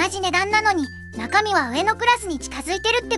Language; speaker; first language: Japanese; native; Japanese